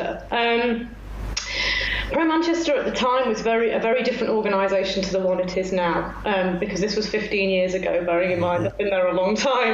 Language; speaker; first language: English; native; English